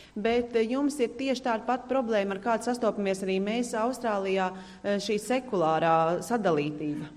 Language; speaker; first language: Latvian; native; Latvian